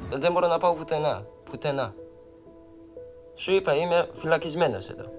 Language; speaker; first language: Greek; non-native, learner; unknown